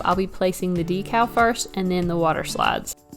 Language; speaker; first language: English; native; English